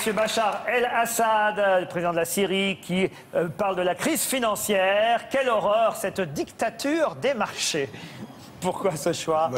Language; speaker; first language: French; native; French